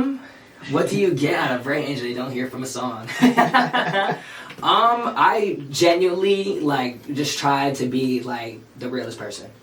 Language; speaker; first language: English; early bilingual, other home language; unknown